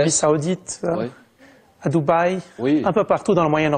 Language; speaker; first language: French; non-native, local second language; Arabic